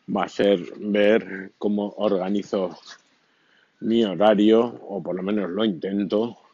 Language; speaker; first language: Spanish; native; Spanish